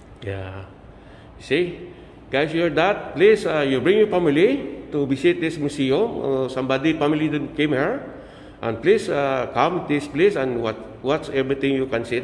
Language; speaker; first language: English; non-native, learner; Filipino